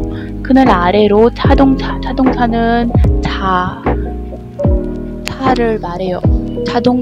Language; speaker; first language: Korean; non-native, learner; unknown